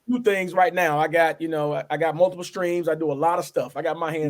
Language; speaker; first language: English; native; English